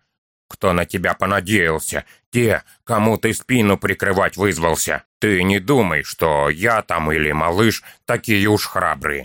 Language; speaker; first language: Russian; native; Russian